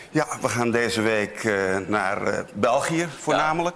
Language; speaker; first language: Dutch; native; Dutch